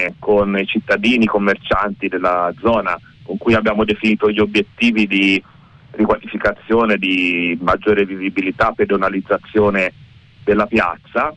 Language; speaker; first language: Italian; native; Italian